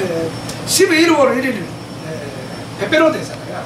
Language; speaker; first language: Korean; non-native, fluent; Japanese